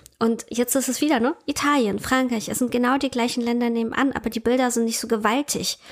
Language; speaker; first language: German; early bilingual, other home language; Russian